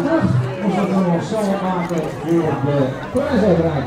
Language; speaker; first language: Dutch; native; Dutch